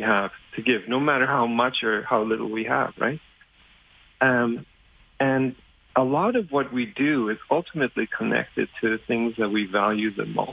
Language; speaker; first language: English; non-native, fluent; German